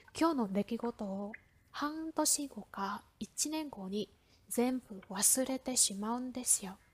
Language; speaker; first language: Japanese; non-native, fluent; Vietnamese